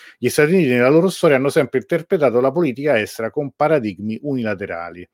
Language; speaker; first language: Italian; native; Italian